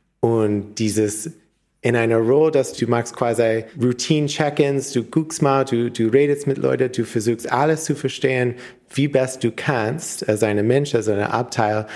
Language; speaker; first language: German; non-native, learner; English